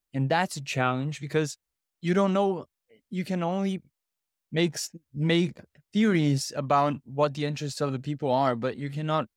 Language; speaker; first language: English; non-native, fluent; Portuguese